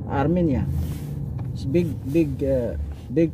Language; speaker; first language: English; non-native, local second language; Filipino